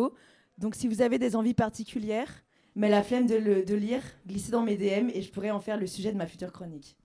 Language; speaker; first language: French; native; French